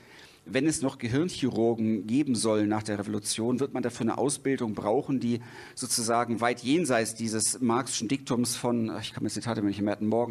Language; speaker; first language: German; native; German